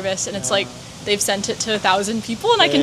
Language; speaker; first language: English; native; English